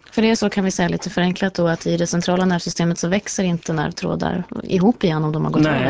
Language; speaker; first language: Swedish; native; Swedish